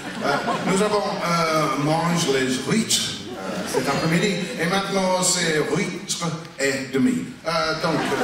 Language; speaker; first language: French; non-native, learner; English